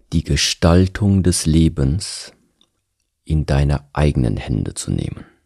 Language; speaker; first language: German; early bilingual, other home language; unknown